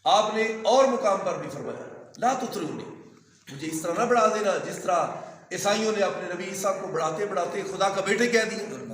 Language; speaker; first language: Urdu; non-native, local second language; Punjabi